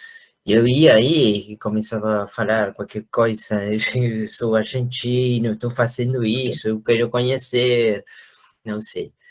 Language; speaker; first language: Portuguese; non-native, fluent; Spanish